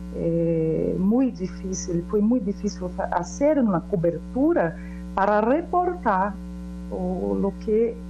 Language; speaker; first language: Spanish; non-native, learner; Portuguese